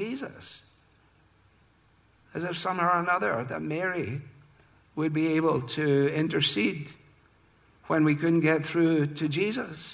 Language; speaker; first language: English; native; English